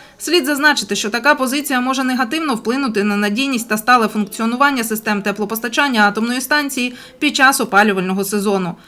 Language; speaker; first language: Ukrainian; native; Ukrainian